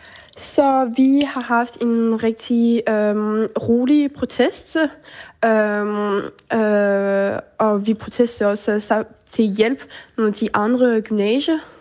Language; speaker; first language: Danish; early bilingual, heritage; French